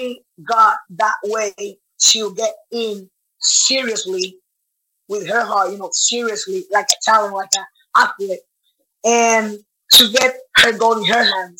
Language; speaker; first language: English; non-native, learner; Spanish